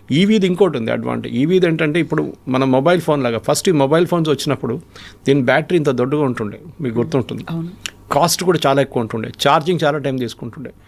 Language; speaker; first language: Telugu; non-native, fluent; Malayalam